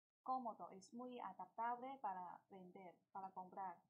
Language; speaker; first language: Spanish; non-native, learner; Chinese